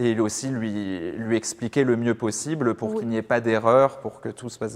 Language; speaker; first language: French; native; French